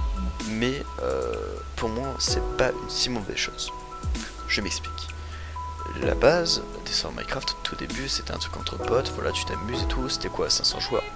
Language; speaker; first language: French; native; French